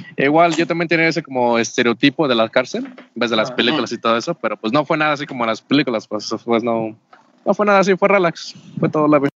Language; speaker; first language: Spanish; native; Spanish